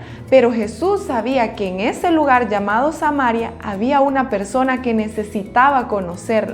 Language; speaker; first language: Spanish; native; Spanish